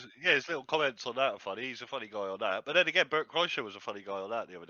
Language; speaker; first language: English; native; English